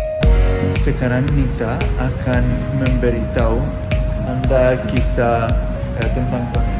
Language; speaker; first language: Indonesian; non-native, fluent; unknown